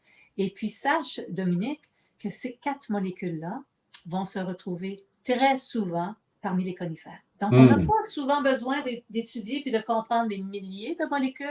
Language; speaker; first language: French; native; French